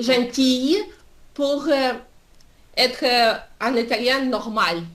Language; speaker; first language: French; non-native, learner; Russian